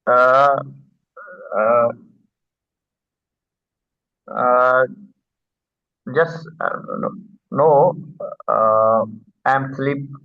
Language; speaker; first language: English; non-native, learner; Urdu